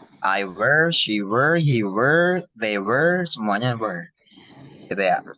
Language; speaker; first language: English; non-native, fluent; Indonesian